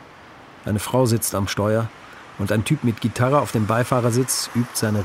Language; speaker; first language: German; native; German